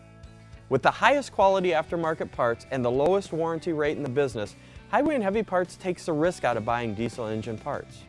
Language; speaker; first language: English; native; English